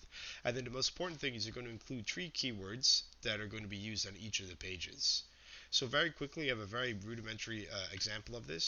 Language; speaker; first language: English; native; English